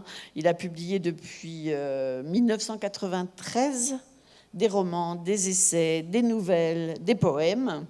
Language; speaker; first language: French; native; French